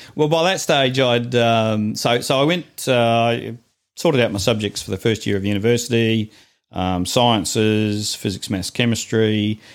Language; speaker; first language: English; native; English